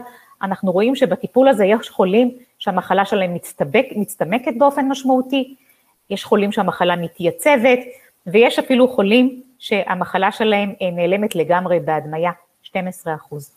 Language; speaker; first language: Hebrew; native; Hebrew